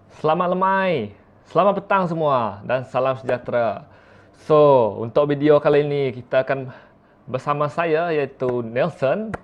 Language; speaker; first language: Malay; non-native, local second language; Iban